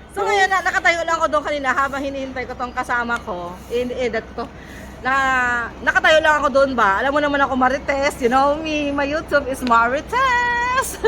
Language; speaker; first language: Filipino; non-native, local second language; Cebuano